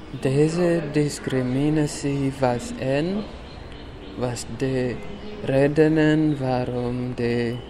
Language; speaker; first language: Dutch; non-native, learner; Indonesian